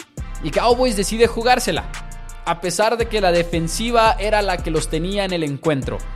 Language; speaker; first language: Spanish; native; Spanish